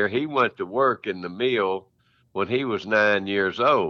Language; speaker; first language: English; native; English